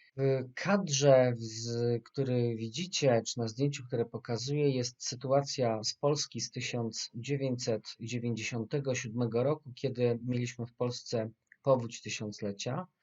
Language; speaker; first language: Polish; native; Polish